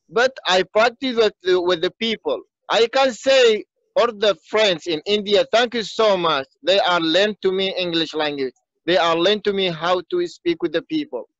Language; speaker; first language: English; non-native, learner; Arabic